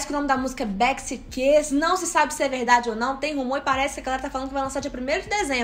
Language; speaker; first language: Portuguese; native; Portuguese